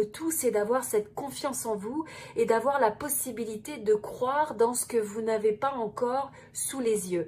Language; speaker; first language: French; native; French